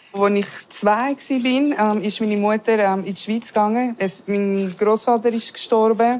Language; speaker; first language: German; early bilingual, other home language; Spanish